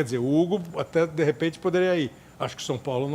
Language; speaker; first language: Portuguese; native; Portuguese